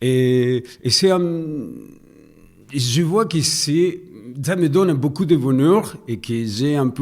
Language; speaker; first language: French; non-native, fluent; Spanish